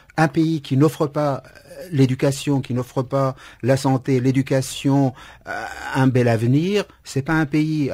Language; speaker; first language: French; non-native, fluent; Kurdish